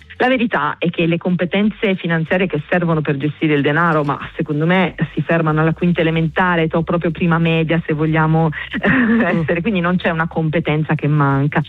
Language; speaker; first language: Italian; native; Italian